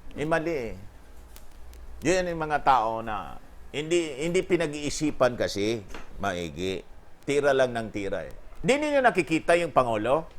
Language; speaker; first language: Filipino; non-native, local second language; Bikol